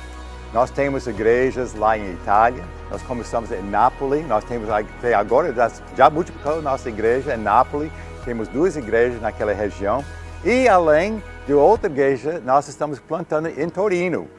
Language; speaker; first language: Portuguese; non-native, fluent; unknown